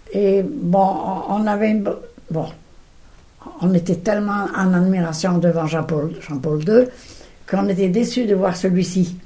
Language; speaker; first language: French; non-native, local second language; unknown